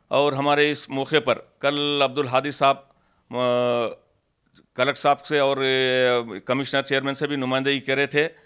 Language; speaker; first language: Hindi; non-native, local second language; Urdu